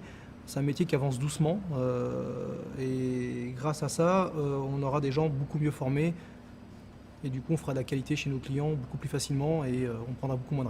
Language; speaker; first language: French; native; French